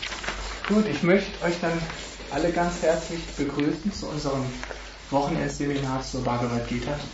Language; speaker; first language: German; native; German